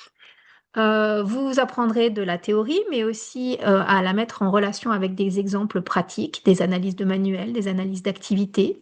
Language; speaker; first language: French; native; French